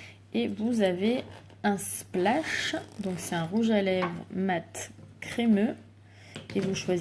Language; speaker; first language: French; native; French